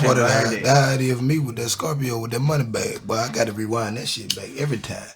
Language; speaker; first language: English; native; English